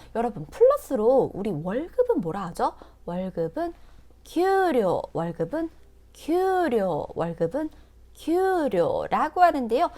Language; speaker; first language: Korean; native; Korean